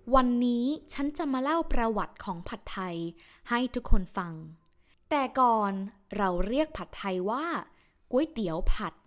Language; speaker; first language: Thai; native; Thai